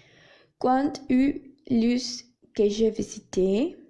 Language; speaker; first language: French; non-native, learner; Spanish